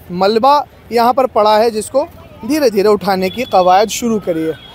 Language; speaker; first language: Hindi; native; Hindi